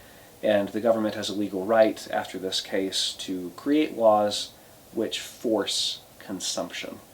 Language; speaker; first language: English; native; English